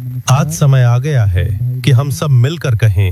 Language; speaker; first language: Hindi; native; Hindi